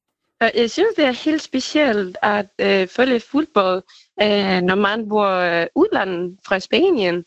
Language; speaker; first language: Danish; non-native, fluent; Spanish